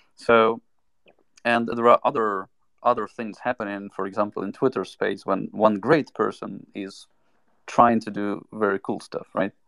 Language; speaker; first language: English; non-native, fluent; Russian